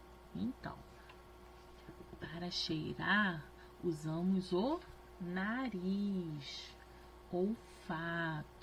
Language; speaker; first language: Portuguese; native; Portuguese